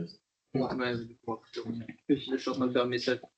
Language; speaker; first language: French; native; French